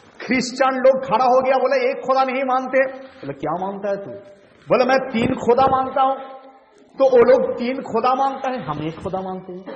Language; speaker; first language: Urdu; non-native, local second language; Bangla